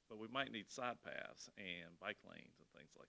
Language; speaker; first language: English; native; English